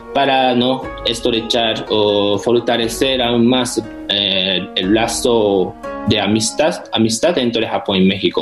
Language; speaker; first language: Spanish; non-native, fluent; Japanese